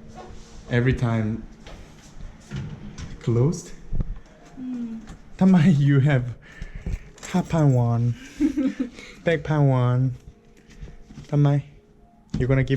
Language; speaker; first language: English; non-native, learner; Korean